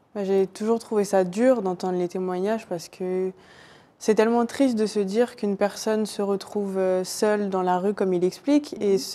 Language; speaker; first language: French; native; French